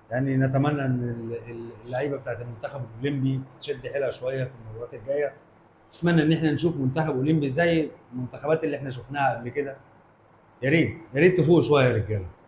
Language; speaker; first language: Arabic; native; Arabic